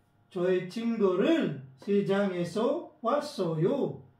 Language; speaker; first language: Korean; non-native, learner; Filipino